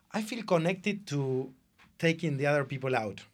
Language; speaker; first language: English; non-native, fluent; Spanish